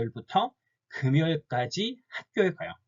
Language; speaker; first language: Korean; non-native, fluent; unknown